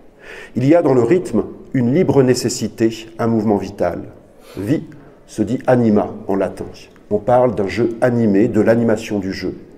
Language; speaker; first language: French; native; French